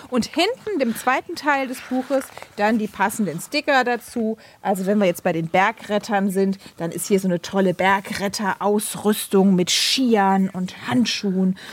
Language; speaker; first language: German; native; German